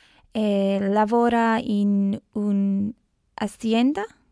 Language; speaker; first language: Italian; non-native, learner; English